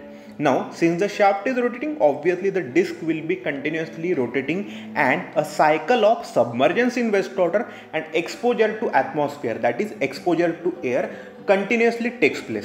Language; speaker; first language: English; non-native, local second language; Hindi